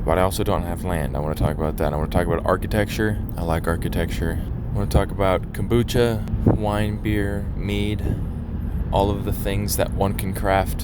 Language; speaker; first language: English; native; English